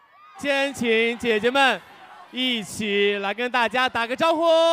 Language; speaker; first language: Chinese; native; Chinese